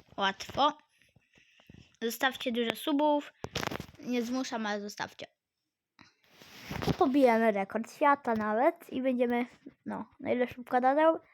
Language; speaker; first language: Polish; native; Polish